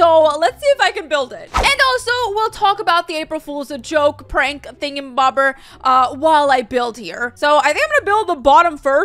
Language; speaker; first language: English; native; English